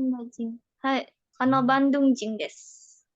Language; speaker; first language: Japanese; non-native, learner; Indonesian